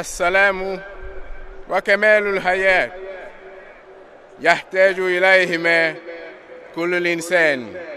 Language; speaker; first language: Arabic; non-native, learner; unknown